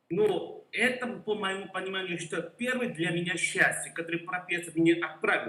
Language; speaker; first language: Russian; non-native, learner; Korean